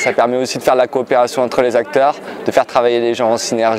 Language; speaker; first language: French; native; French